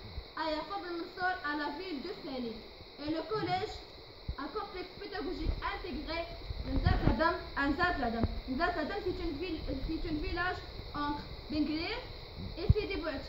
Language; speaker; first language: French; non-native, local second language; Arabic